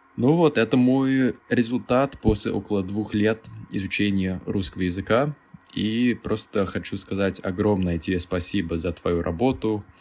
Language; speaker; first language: Russian; non-native, fluent; English